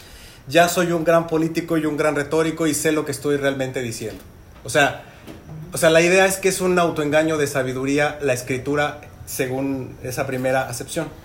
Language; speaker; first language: Spanish; native; Spanish